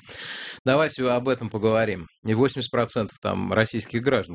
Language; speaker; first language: Russian; native; Russian